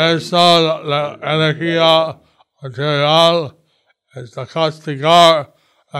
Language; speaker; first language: Spanish; non-native, learner; English